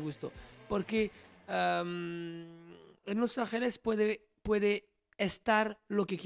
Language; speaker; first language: Spanish; non-native, learner; French